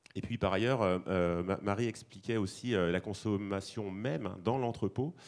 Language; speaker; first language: French; native; French